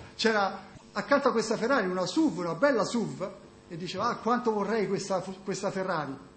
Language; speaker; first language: Italian; native; Italian